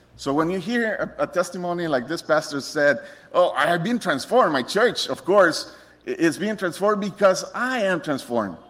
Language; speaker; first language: English; non-native, fluent; Spanish